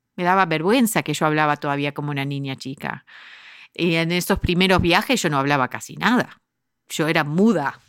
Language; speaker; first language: Spanish; early bilingual, heritage; Spanish